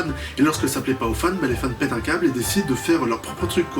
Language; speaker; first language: French; native; French